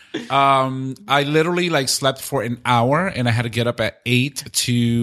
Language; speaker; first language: English; native; English